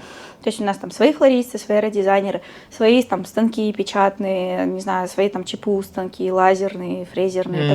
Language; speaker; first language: Russian; native; Russian